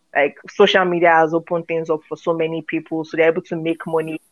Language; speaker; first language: English; non-native, local second language; Yoruba